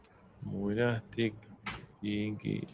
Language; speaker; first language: Spanish; native; Spanish